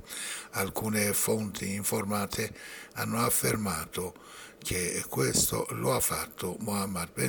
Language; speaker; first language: Italian; non-native, fluent; Persian